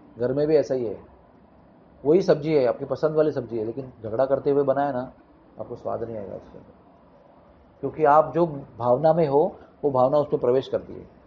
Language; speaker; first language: Hindi; non-native, local second language; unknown